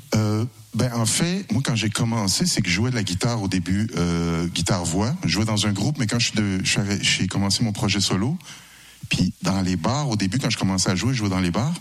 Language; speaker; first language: French; native; French